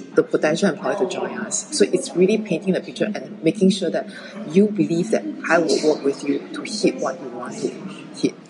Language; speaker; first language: English; early bilingual, other home language; Chinese